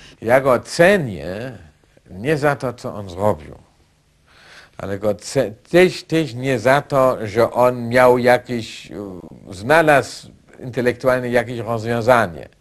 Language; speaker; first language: Polish; non-native, fluent; German